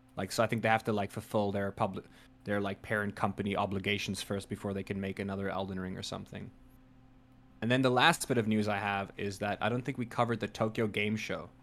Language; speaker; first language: English; native; English